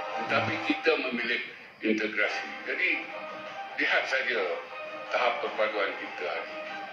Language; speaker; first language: Malay; native; Malay